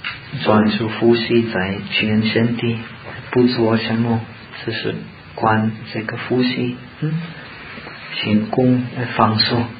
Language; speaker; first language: Chinese; non-native, fluent; Czech